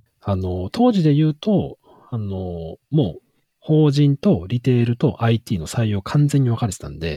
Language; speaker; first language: Japanese; native; Japanese